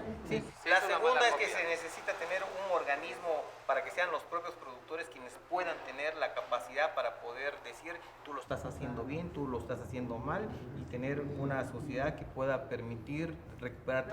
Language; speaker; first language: Spanish; native; Spanish